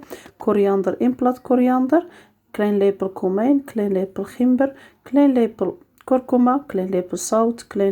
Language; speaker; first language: Dutch; non-native, learner; Arabic